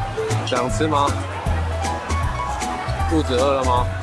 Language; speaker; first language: Chinese; native; Chinese